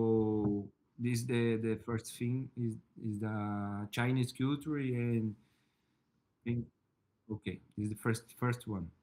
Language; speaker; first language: English; non-native, learner; Portuguese